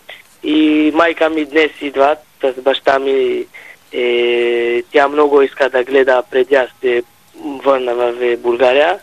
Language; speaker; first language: Bulgarian; non-native, learner; Hebrew